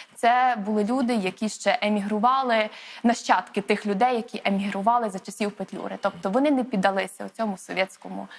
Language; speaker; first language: Ukrainian; native; Ukrainian